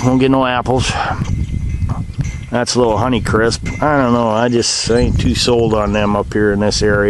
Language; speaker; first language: English; native; English